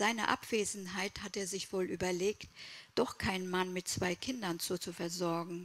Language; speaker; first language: German; early bilingual, other home language; Kurdish